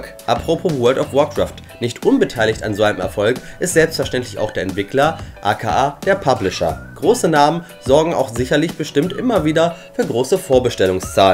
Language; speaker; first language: German; native; German